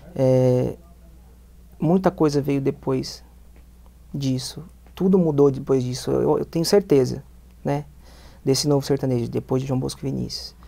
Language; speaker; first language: Portuguese; native; Portuguese